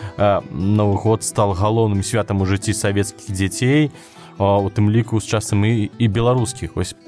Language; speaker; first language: Belarusian; non-native, local second language; Russian